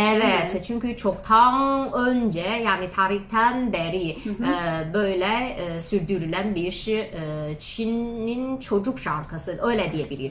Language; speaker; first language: Turkish; non-native, fluent; Chinese